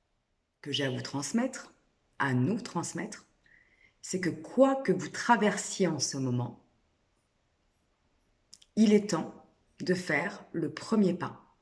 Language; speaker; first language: French; native; French